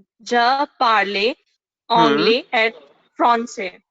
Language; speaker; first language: French; non-native, learner; Hindi